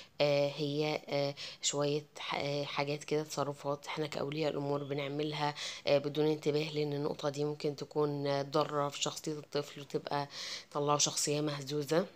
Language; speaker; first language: Arabic; native; Arabic